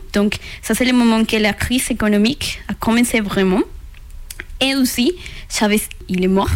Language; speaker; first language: French; non-native, learner; Spanish